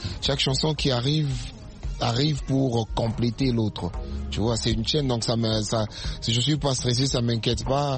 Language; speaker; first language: French; non-native, local second language; Swahili